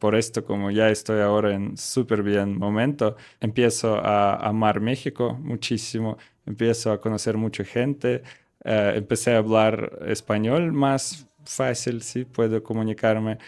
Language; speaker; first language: Spanish; non-native, learner; Russian